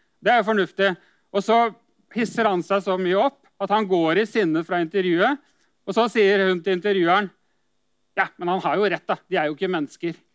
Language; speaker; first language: Norwegian; native; Norwegian